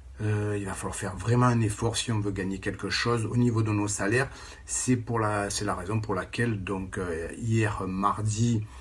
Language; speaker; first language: French; native; French